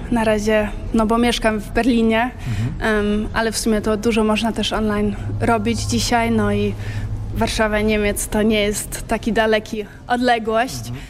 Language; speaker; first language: Polish; early bilingual, heritage; Polish